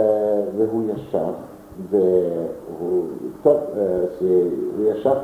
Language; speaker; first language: Hebrew; non-native, fluent; German